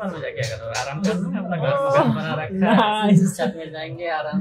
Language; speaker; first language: Hindi; non-native, learner; Nepali